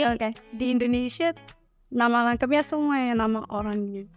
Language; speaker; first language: Indonesian; non-native, learner; Somali